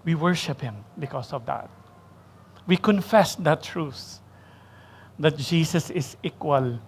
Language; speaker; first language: English; non-native, local second language; Filipino